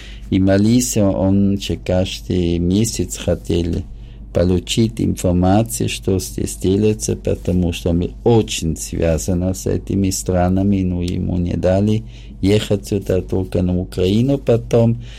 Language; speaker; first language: Ukrainian; non-native, learner; German